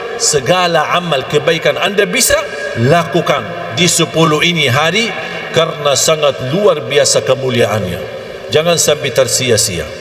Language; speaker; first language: Malay; non-native, fluent; Arabic